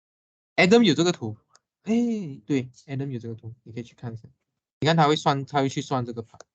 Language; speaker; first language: Chinese; native; Chinese